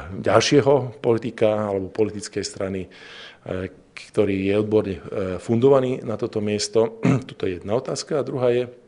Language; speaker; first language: Slovak; non-native, local second language; Hungarian